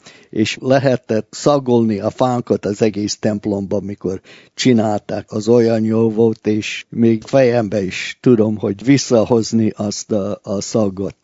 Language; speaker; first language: Hungarian; early bilingual, heritage; Hungarian